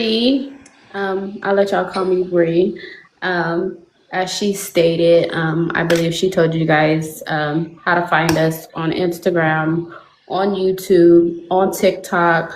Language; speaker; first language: English; native; English